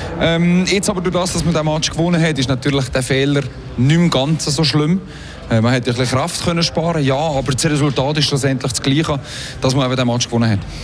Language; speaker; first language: German; native; German